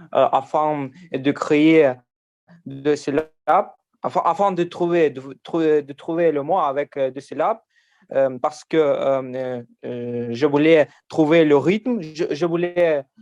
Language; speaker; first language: French; non-native, learner; Ukrainian